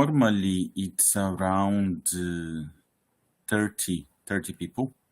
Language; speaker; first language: English; non-native, fluent; Portuguese